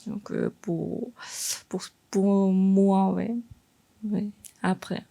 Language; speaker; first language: French; non-native, fluent; Korean